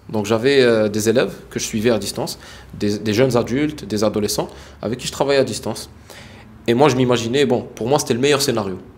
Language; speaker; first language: French; early bilingual, other home language; Arabic